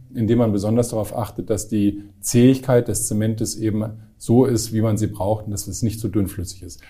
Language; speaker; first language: German; native; German